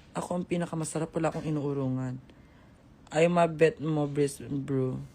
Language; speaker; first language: Filipino; native; Filipino